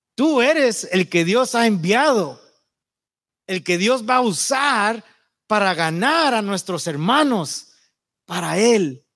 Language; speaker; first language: Spanish; native; Spanish